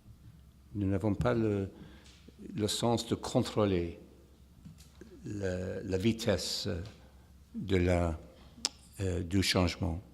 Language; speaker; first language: French; non-native, fluent; English